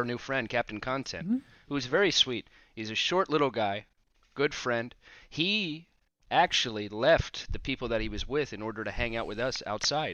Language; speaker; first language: English; native; English